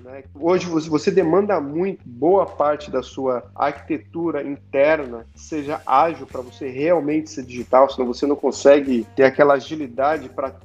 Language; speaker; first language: Portuguese; native; Portuguese